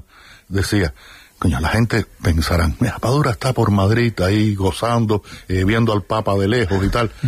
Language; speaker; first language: Spanish; native; Spanish